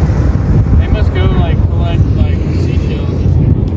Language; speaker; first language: English; native; English